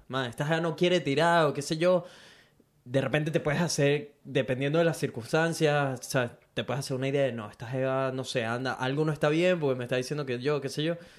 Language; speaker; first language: Spanish; native; Spanish